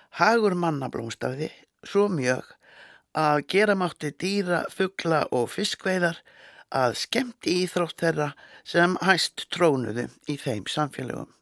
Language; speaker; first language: Icelandic; native; Icelandic